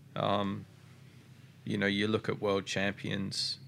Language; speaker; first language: English; native; English